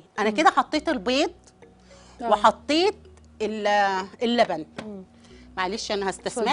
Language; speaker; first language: Arabic; native; Arabic